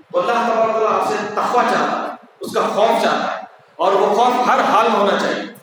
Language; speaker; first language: Urdu; native; Urdu